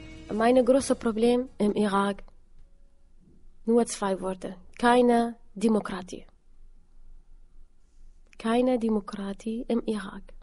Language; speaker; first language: German; non-native, learner; Assyrian Neo-Aramaic